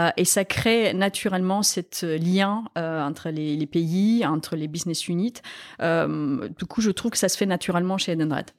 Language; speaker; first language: French; non-native, fluent; Romanian